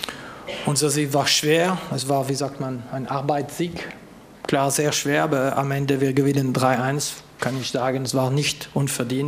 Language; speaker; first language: German; non-native, local second language; French